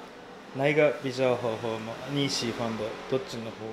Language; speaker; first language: Japanese; native; Japanese